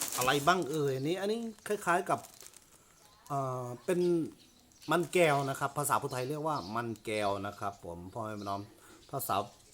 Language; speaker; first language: Thai; non-native, local second language; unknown